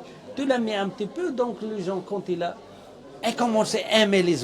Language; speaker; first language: French; non-native, learner; Arabic